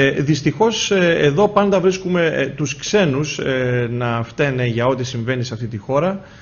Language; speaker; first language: Greek; native; Greek